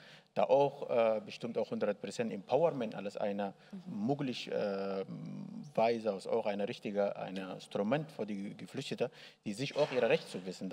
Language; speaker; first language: German; non-native, learner; Arabic